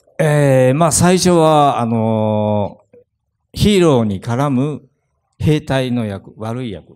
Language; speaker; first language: Japanese; native; Japanese